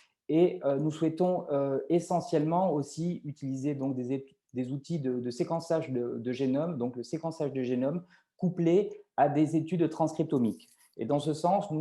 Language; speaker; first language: French; native; French